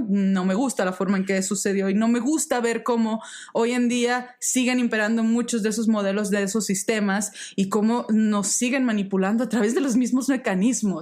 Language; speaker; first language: Spanish; native; Spanish